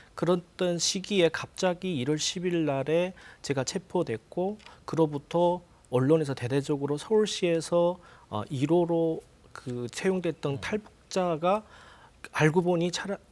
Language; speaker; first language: Korean; native; Korean